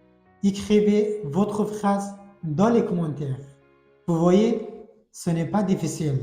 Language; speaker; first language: French; non-native, fluent; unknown